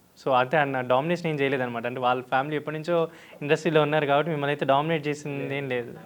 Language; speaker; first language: Telugu; native; Telugu